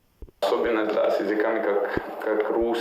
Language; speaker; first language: Russian; non-native, fluent; Italian